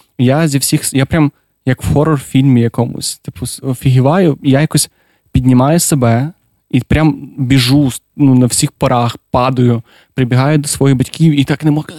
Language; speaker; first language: Ukrainian; non-native, local second language; Russian